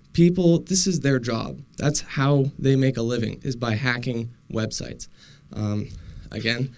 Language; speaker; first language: English; native; English